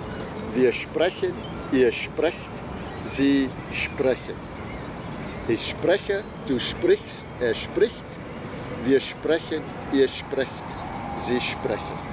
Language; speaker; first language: German; non-native, fluent; English